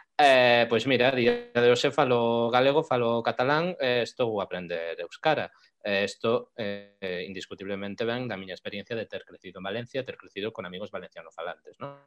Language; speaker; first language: Galician; non-native, local second language; Spanish